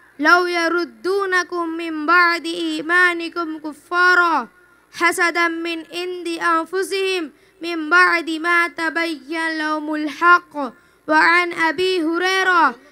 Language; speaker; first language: Arabic; non-native, learner; Urdu